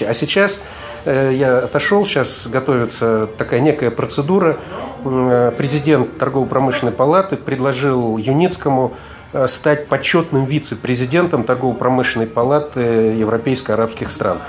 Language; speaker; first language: Russian; native; Russian